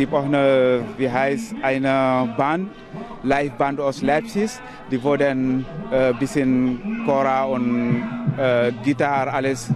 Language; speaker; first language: German; non-native, learner; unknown